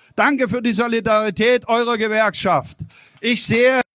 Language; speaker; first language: German; native; German